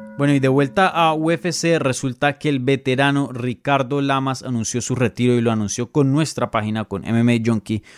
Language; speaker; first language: Spanish; native; Spanish